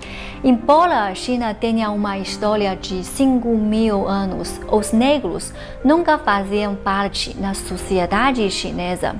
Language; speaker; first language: Portuguese; non-native, fluent; Chinese